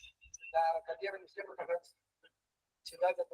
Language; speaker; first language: Spanish; native; Spanish